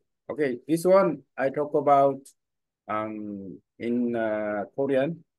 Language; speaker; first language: English; non-native, learner; Korean